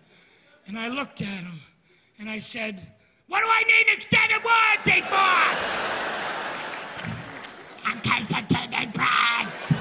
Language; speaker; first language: English; native; English